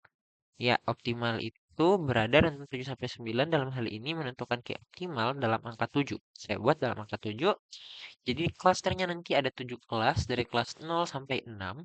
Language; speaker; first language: Indonesian; native; Indonesian